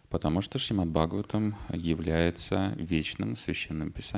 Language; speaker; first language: Russian; native; Russian